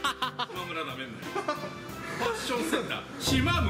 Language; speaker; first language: Japanese; native; Japanese